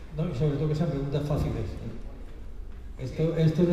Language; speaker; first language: Spanish; native; Spanish